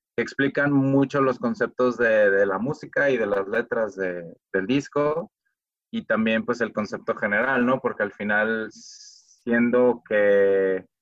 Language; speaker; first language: Spanish; native; Spanish